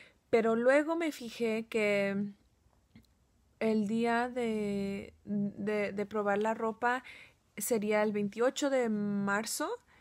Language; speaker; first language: Spanish; early bilingual, heritage; Spanish